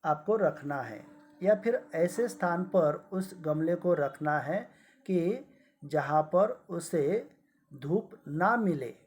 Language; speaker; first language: Hindi; non-native, local second language; Marathi